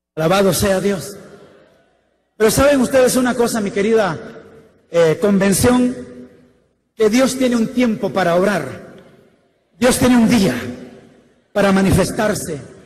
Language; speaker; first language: Spanish; native; Spanish